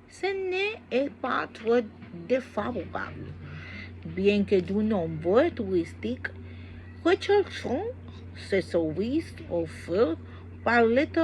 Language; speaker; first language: French; non-native, learner; Spanish